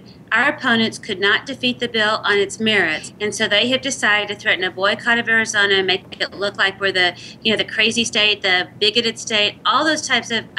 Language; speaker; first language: English; native; English